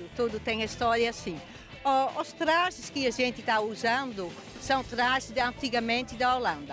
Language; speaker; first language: Portuguese; non-native, fluent; Dutch